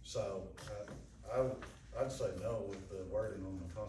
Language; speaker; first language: English; native; English